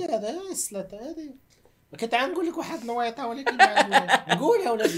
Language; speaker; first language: Arabic; native; Arabic